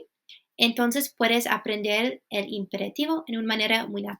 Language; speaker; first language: Spanish; non-native, fluent; English